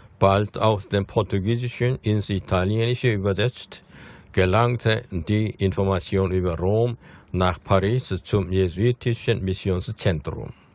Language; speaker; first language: German; non-native, fluent; Korean